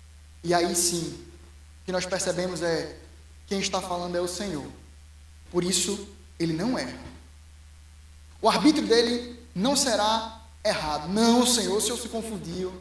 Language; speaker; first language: Portuguese; native; Portuguese